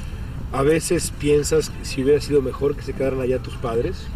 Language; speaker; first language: Spanish; native; Spanish